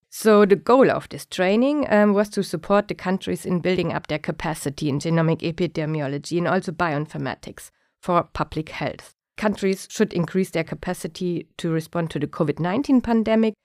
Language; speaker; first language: English; non-native, fluent; German